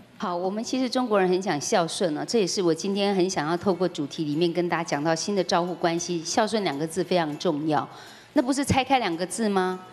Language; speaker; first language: Chinese; native; Chinese